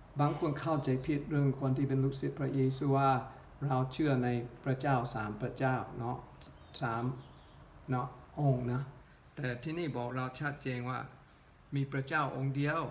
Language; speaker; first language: Thai; non-native, local second language; Northeastern Thai